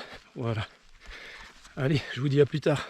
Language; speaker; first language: French; native; French